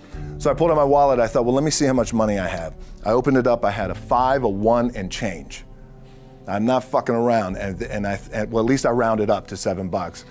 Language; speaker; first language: English; native; English